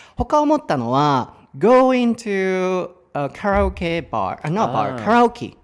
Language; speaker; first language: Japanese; native; Japanese